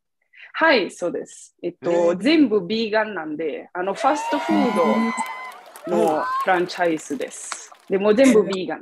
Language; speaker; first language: Japanese; non-native, fluent; Italian